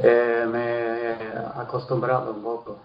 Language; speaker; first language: Spanish; non-native, fluent; Swedish